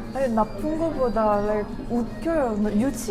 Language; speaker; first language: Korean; non-native, fluent; Hindi